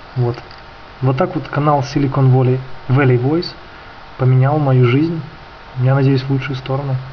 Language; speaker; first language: Russian; native; Russian